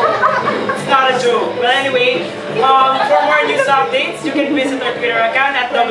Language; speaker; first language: English; non-native, local second language; Filipino